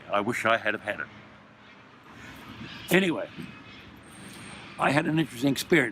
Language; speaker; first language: English; native; English